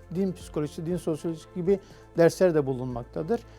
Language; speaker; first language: Turkish; native; Turkish